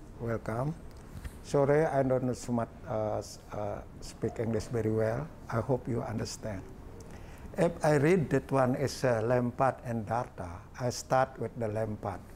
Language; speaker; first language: English; non-native, learner; Balinese